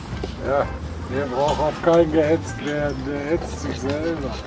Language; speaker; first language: German; native; German